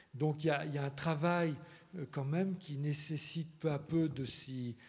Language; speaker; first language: French; early bilingual, heritage; Spanish